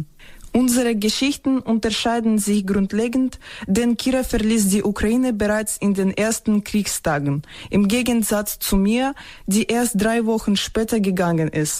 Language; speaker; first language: German; non-native, fluent; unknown